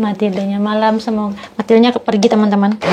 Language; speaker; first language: Indonesian; native; Indonesian